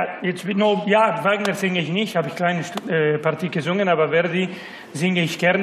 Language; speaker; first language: German; non-native, learner; Spanish